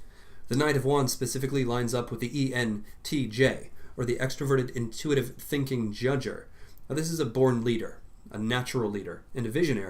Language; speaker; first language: English; native; English